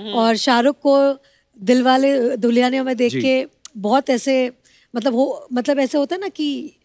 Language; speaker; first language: Hindi; non-native, local second language; Bangla